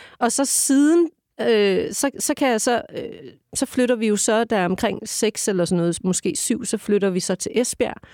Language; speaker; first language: Danish; early bilingual, other home language; Turkish